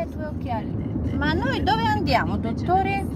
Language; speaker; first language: Italian; non-native, learner; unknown